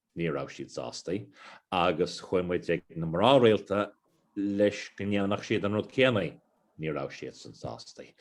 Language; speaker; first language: Irish; non-native, local second language; English